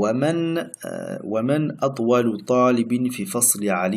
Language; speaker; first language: Arabic; non-native, fluent; French